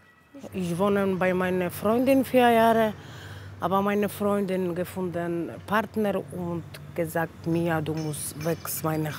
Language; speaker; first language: German; non-native, learner; Polish